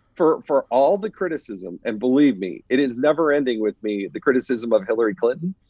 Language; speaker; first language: English; native; English